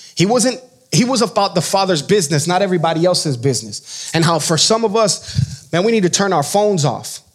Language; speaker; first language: English; native; English